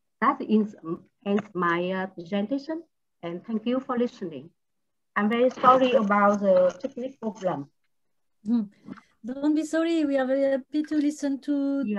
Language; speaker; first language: English; non-native, learner; Vietnamese